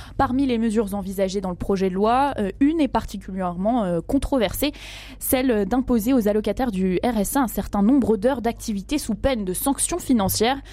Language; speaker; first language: French; native; French